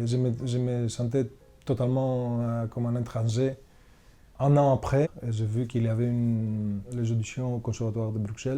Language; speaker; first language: French; non-native, fluent; Greek